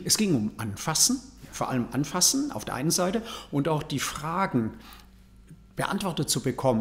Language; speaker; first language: German; native; German